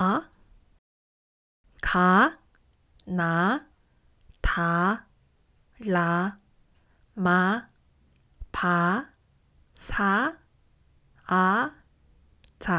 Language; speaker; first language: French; non-native, fluent; Korean